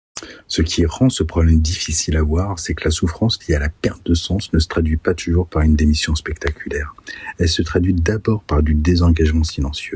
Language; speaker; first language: French; native; French